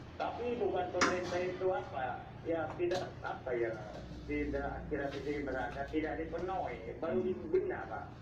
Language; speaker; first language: Malay; non-native, local second language; Madurese